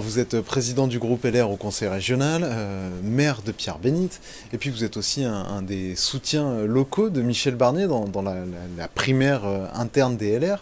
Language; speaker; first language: French; native; French